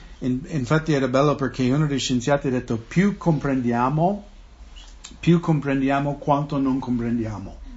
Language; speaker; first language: Italian; non-native, fluent; English